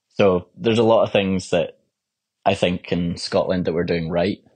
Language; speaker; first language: English; native; English